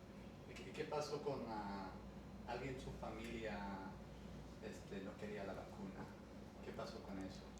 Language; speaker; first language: Spanish; early bilingual, heritage; English